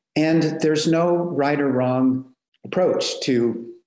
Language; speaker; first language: English; native; English